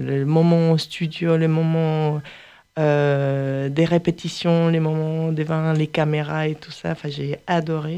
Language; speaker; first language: French; non-native, fluent; Spanish